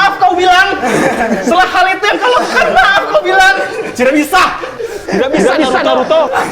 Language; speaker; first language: Indonesian; native; Indonesian